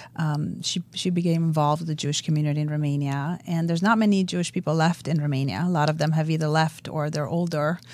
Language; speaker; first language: English; early bilingual, other home language; Romanian